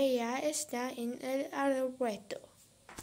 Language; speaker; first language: Spanish; non-native, learner; English